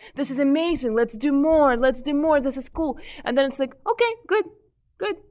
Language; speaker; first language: English; non-native, fluent; Ukrainian